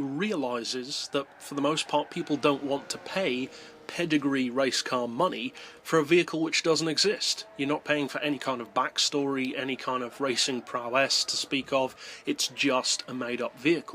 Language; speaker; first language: English; native; English